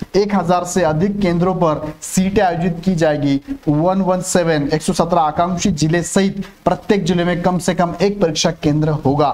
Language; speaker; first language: Hindi; non-native, local second language; Marathi